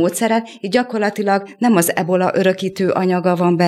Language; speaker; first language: Hungarian; native; Hungarian